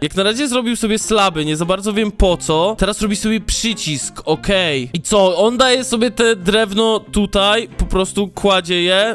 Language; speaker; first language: Polish; native; Polish